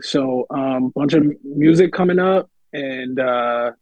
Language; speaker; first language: English; native; English